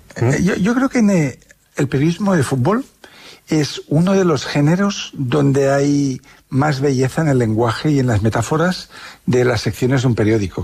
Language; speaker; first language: Spanish; native; Spanish